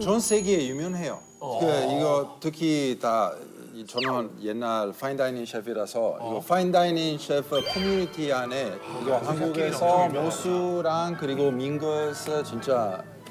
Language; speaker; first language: Korean; non-native, learner; Italian